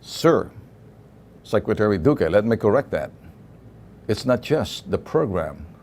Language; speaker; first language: English; non-native, local second language; Filipino